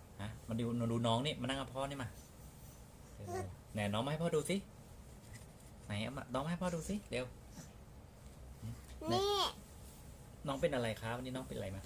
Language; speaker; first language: Thai; native; Thai